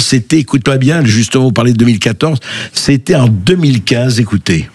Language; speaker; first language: French; native; French